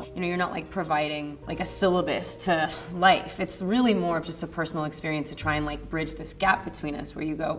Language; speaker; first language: English; native; English